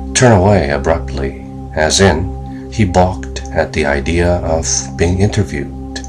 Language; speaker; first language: English; non-native, fluent; Korean